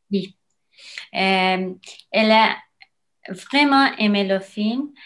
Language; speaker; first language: French; non-native, learner; Persian